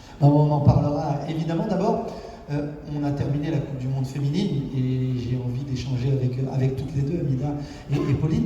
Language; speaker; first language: French; native; French